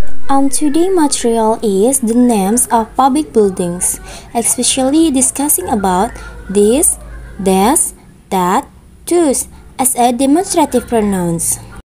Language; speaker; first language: English; non-native, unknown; Indonesian